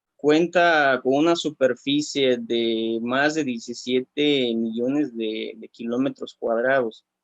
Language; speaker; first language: Spanish; non-native, fluent; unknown